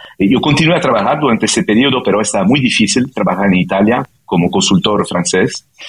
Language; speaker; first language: Spanish; non-native, fluent; French